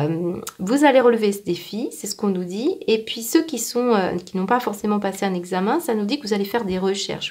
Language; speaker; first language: French; native; French